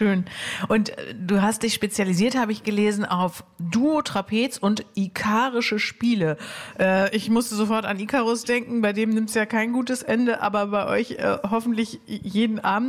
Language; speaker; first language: German; native; German